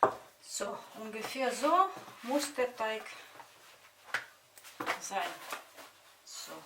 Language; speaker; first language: German; non-native, fluent; Russian